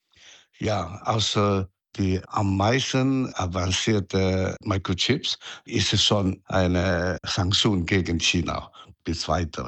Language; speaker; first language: German; non-native, fluent; Chinese